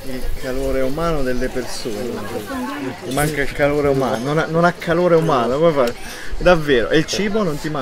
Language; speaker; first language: Italian; native; Italian